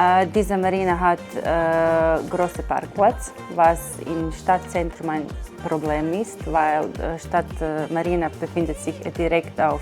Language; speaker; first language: German; non-native, fluent; Croatian